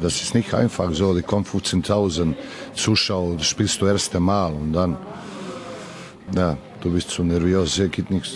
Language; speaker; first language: German; non-native, learner; Serbian